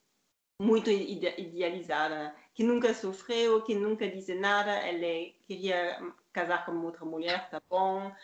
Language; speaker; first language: Portuguese; non-native, learner; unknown